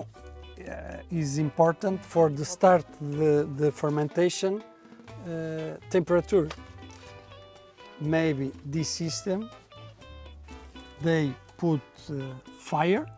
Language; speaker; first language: English; non-native, learner; Portuguese